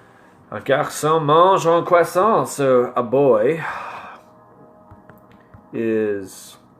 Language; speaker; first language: French; non-native, learner; English